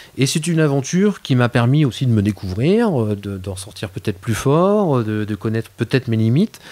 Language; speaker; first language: French; native; French